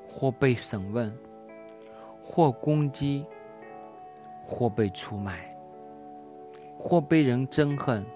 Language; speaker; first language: Chinese; native; Chinese